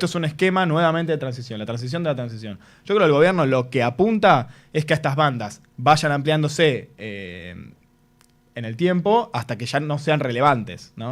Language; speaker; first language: Spanish; native; Spanish